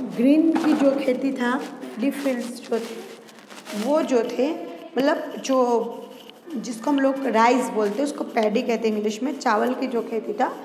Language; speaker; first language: Hindi; non-native, local second language; Gujarati